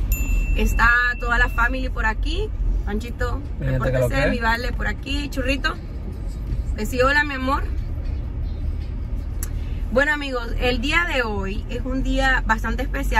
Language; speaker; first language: Spanish; native; Spanish